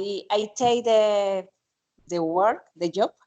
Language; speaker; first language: English; non-native, learner; Spanish